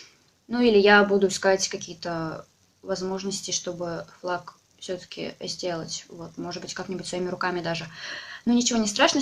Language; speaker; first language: Russian; native; Russian